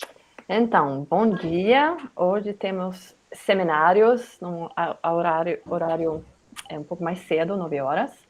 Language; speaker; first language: Portuguese; non-native, fluent; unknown